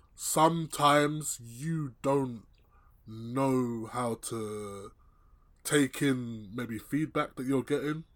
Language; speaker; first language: English; native; English